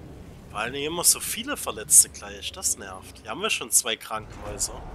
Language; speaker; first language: German; native; German